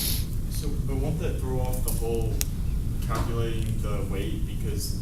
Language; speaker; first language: English; native; English